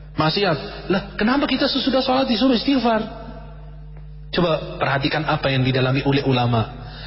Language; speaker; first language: Indonesian; non-native, fluent; Arabic